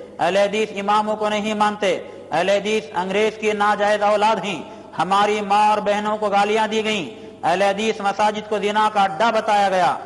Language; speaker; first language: Urdu; native; Urdu